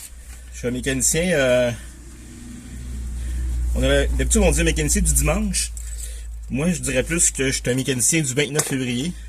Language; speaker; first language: French; native; French